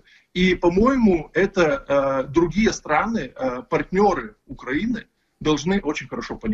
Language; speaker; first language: Russian; non-native, fluent; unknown